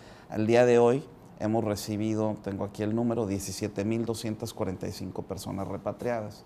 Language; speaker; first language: Spanish; native; Spanish